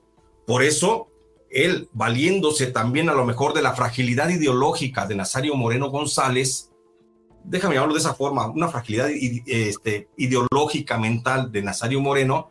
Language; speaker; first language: Spanish; native; Spanish